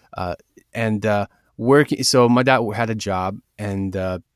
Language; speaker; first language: English; early bilingual, other home language; Ukrainian